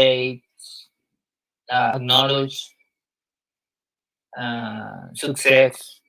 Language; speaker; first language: English; non-native, learner; Spanish